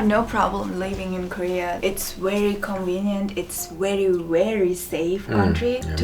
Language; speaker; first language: English; non-native, fluent; Mongolian